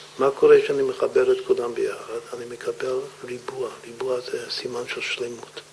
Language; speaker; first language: Hebrew; non-native, fluent; English